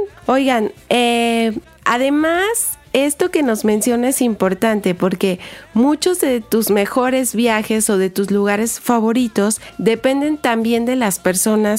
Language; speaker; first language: Spanish; native; Spanish